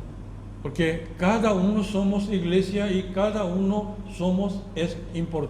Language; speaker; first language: Spanish; non-native, learner; Korean